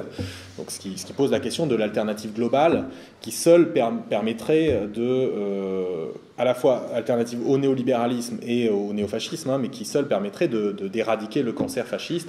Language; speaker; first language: French; native; French